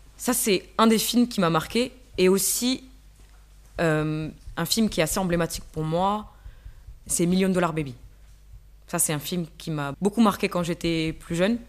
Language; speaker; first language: French; native; French